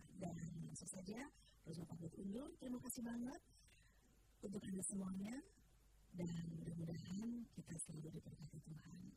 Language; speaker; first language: Indonesian; non-native, local second language; Javanese